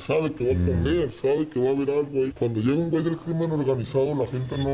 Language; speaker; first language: Spanish; native; Spanish